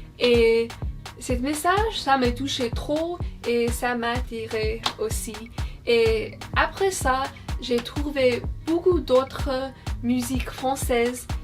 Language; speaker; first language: French; non-native, fluent; English